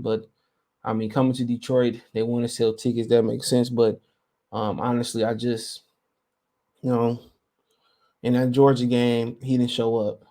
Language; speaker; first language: English; native; English